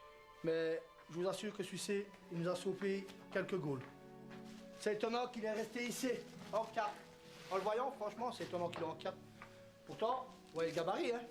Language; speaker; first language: French; native; French